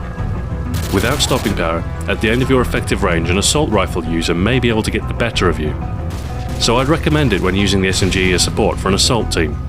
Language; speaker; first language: English; native; English